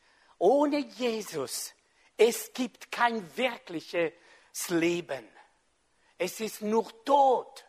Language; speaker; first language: German; non-native, fluent; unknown